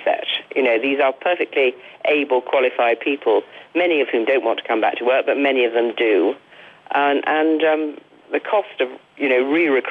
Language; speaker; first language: English; native; English